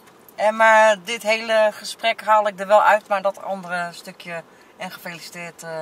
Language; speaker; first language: Dutch; native; Dutch